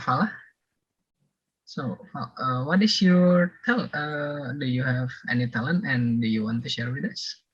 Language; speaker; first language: English; non-native, learner; Indonesian